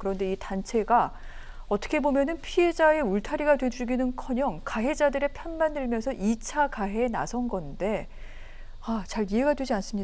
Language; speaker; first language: Korean; native; Korean